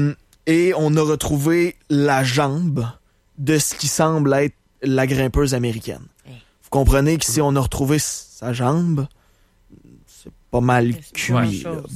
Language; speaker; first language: French; native; French